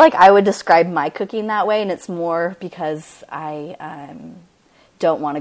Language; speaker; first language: English; native; English